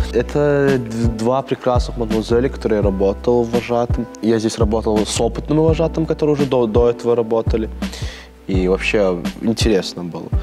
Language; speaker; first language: Russian; non-native, fluent; Turkmen